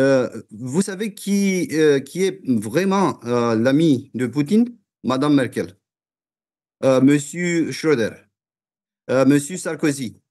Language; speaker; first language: French; non-native, fluent; Romanian